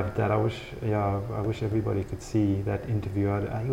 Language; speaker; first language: English; native; English